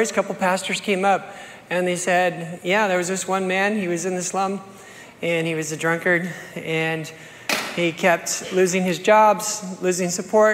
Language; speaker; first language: English; native; English